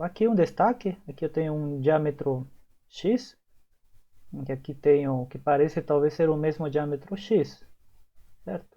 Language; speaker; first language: Portuguese; native; Portuguese